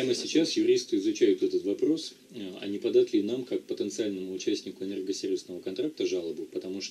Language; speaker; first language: Russian; native; Russian